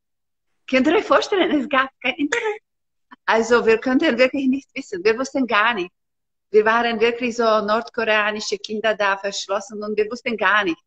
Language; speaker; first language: German; non-native, fluent; Slovak